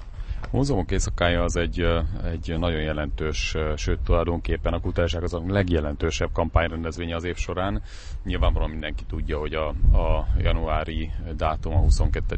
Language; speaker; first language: Hungarian; native; Hungarian